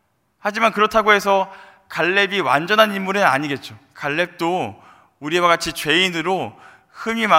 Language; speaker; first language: Korean; native; Korean